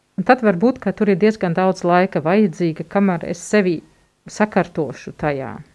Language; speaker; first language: Latvian; non-native, fluent; German